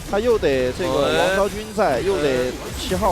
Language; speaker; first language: Chinese; native; Chinese